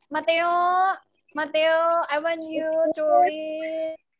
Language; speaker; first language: English; non-native, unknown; Indonesian